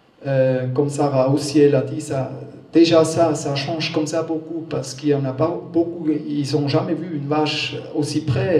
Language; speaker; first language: French; non-native, learner; German